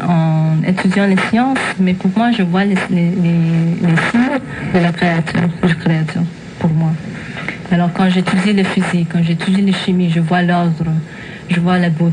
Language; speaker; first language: French; non-native, fluent; English